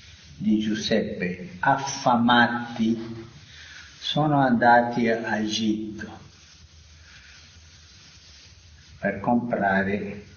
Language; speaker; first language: Italian; non-native, fluent; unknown